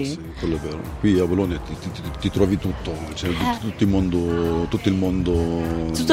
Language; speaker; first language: Italian; non-native, fluent; Arabic